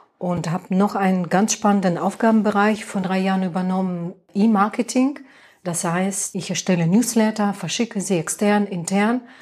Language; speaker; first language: German; non-native, fluent; Russian